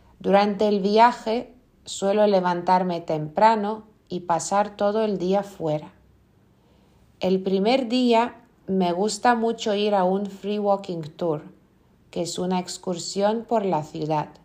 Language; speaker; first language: Spanish; non-native, fluent; Lithuanian